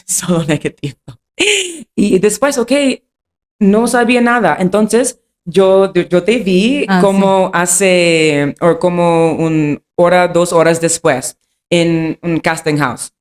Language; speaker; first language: Spanish; non-native, learner; English